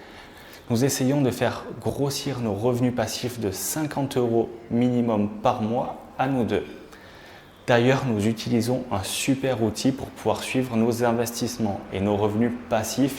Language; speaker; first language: French; native; French